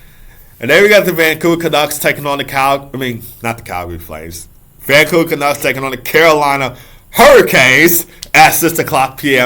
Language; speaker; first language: English; native; English